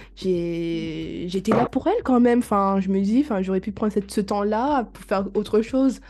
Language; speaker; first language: French; non-native, fluent; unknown